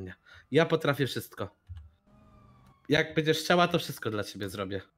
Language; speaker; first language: Polish; native; Polish